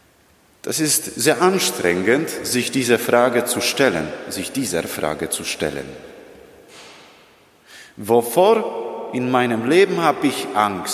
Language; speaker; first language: German; non-native, fluent; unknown